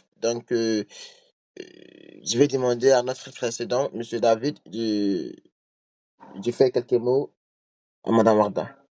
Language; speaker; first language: French; non-native, learner; English